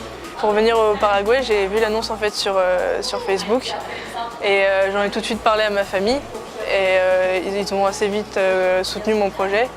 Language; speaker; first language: French; native; French